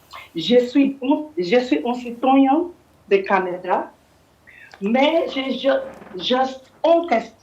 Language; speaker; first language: French; non-native, learner; English